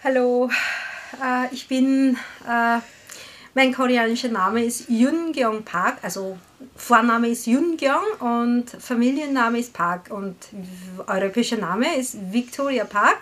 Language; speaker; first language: German; non-native, learner; Korean